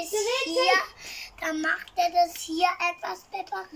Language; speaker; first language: German; non-native, learner; Cebuano